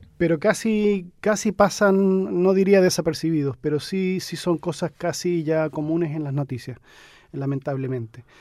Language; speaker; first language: Spanish; early bilingual, other home language; English